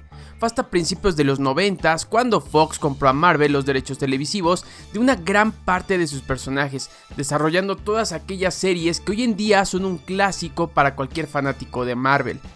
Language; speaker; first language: Spanish; native; Spanish